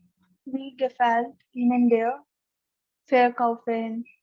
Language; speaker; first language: German; non-native, learner; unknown